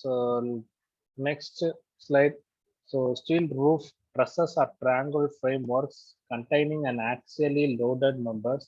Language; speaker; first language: English; non-native, local second language; Tamil